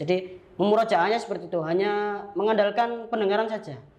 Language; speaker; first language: Indonesian; non-native, local second language; Javanese